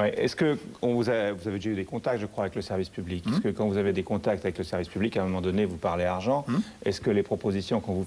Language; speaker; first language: French; native; French